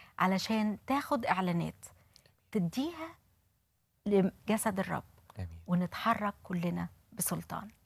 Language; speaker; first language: Arabic; native; Arabic